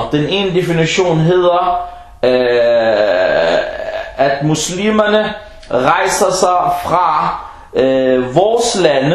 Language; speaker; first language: Danish; early bilingual, other home language; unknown